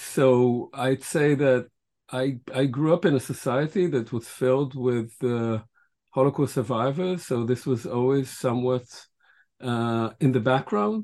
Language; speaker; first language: English; non-native, fluent; Hebrew